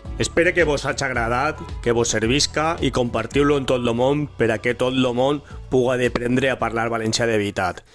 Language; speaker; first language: Catalan; native; Catalan